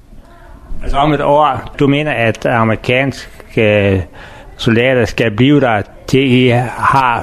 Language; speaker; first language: Danish; non-native, learner; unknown